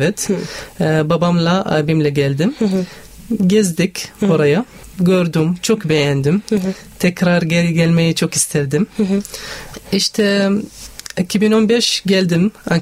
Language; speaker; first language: Turkish; non-native, learner; Arabic